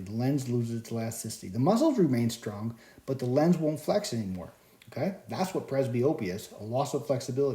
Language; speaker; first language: English; native; English